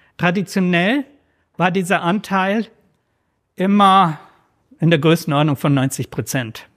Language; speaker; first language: German; native; German